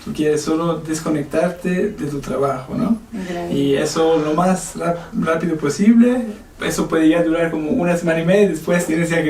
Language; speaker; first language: Spanish; non-native, fluent; Portuguese